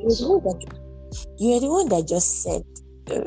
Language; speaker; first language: English; non-native, local second language; Igbo